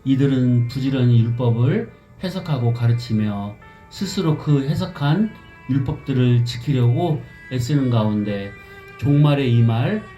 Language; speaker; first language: Korean; native; Korean